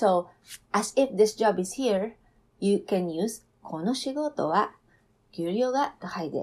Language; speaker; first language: Japanese; non-native, fluent; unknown